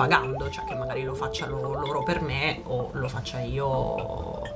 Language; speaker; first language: Italian; native; Italian